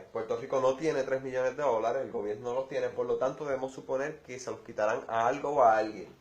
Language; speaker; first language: Spanish; native; Spanish